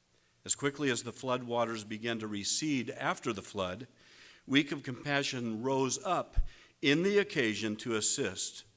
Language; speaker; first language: English; native; English